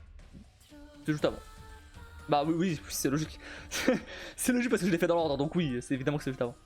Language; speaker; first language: French; native; French